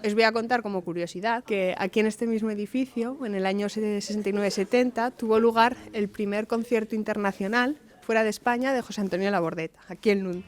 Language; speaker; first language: Spanish; native; Spanish